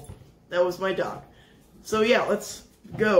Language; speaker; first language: English; native; English